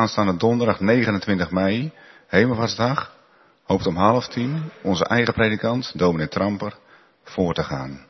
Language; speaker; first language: Dutch; native; Dutch